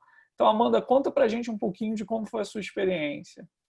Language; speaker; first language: Portuguese; native; Portuguese